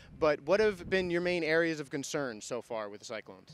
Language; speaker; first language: English; native; English